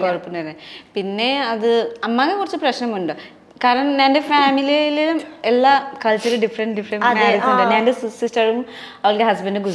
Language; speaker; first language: Malayalam; non-native, learner; Nepali